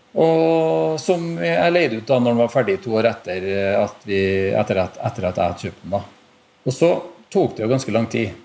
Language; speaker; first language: Norwegian; native; Norwegian